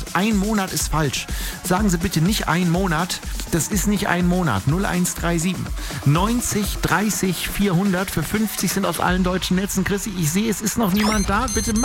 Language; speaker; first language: German; native; German